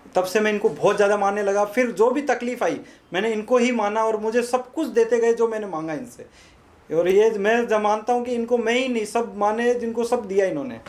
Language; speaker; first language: Hindi; native; Hindi